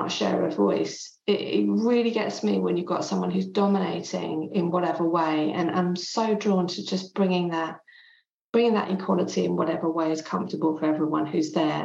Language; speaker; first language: English; non-native, local second language; French